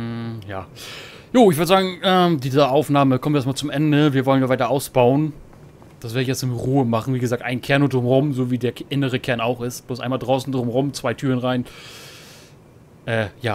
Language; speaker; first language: German; native; German